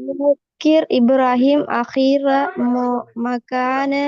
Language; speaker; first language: Arabic; non-native, learner; Tamil